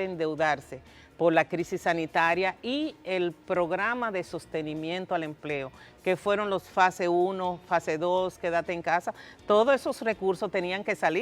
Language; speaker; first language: Spanish; native; Spanish